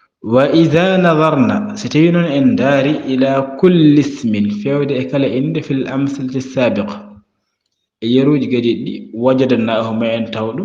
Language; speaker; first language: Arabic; non-native, fluent; Fula